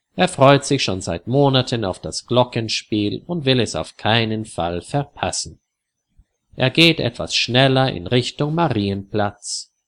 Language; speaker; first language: German; native; German